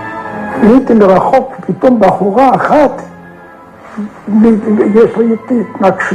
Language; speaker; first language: Hebrew; non-native, fluent; Yiddish